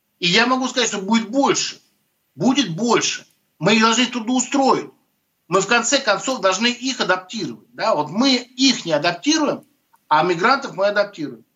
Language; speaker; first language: Russian; native; Russian